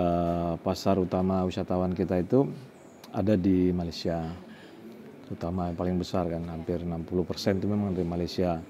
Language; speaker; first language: Indonesian; native; Indonesian